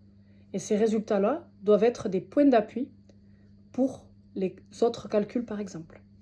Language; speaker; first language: French; native; French